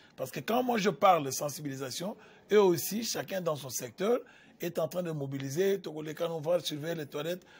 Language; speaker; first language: French; non-native, local second language; Lingala